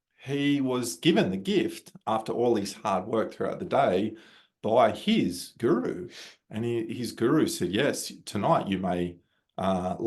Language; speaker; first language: English; native; English